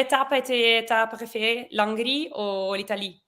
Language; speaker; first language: French; non-native, learner; Italian